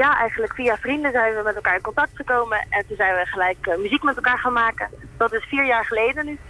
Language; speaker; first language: Dutch; native; Dutch